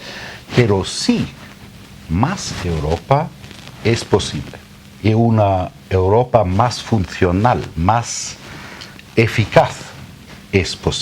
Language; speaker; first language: Spanish; non-native, fluent; German